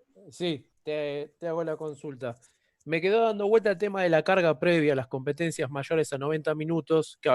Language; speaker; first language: Spanish; native; Spanish